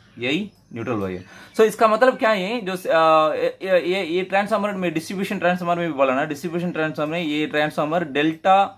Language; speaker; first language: Hindi; non-native, local second language; Tamil